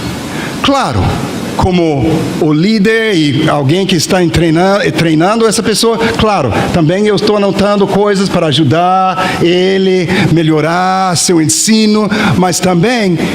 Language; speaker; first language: Portuguese; non-native, fluent; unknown